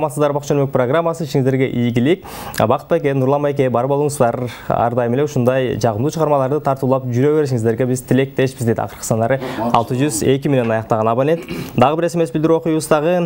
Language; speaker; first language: Kyrgyz; native; Kyrgyz